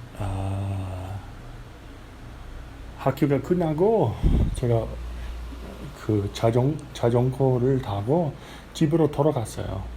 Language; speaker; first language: Korean; non-native, learner; English